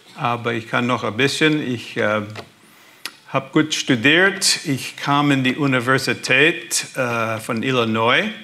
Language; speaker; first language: German; early bilingual, heritage; German